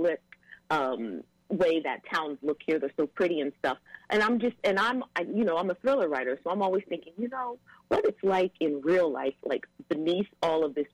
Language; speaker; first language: English; native; English